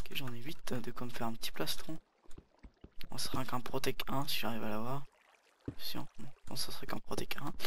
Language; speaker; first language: French; native; French